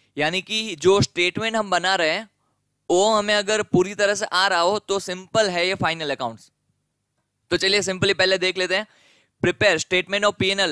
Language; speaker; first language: Hindi; non-native, local second language; Gujarati